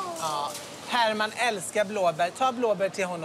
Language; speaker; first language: Swedish; early bilingual, other home language; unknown